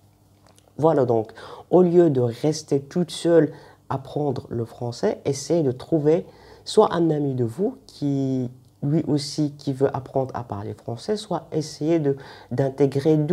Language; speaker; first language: French; non-native, fluent; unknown